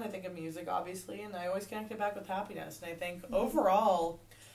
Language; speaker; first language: English; native; English